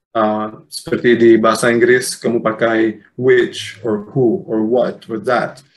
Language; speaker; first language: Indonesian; non-native, fluent; English